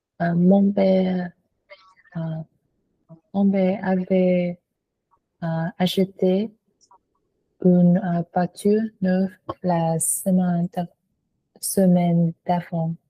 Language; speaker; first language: French; non-native, learner; Vietnamese